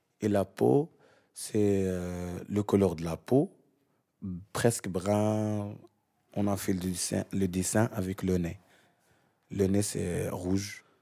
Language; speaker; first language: French; non-native, learner; Arabic